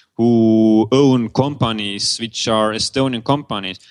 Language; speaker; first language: English; non-native, fluent; Estonian